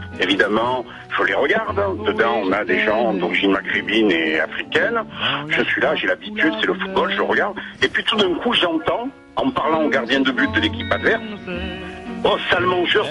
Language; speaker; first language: French; native; French